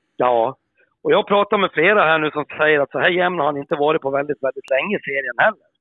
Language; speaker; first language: Swedish; native; Swedish